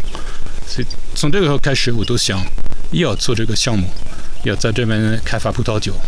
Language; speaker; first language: Chinese; non-native, fluent; French